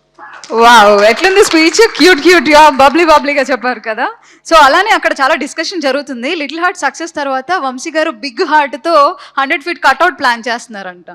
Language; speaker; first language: Telugu; native; Telugu